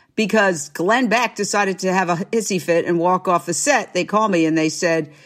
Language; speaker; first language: English; native; English